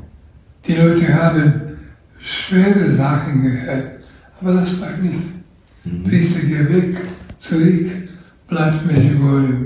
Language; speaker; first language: German; non-native, learner; Croatian